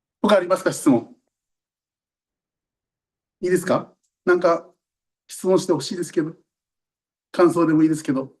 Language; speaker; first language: Japanese; native; Japanese